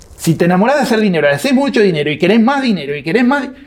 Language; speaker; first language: Spanish; native; Spanish